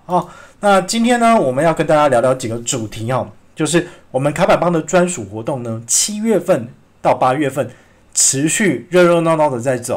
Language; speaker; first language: Chinese; native; Chinese